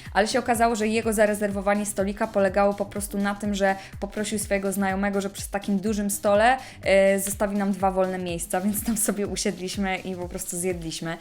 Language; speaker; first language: Polish; native; Polish